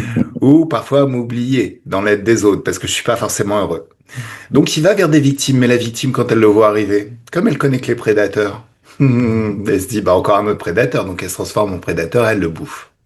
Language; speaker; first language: French; native; French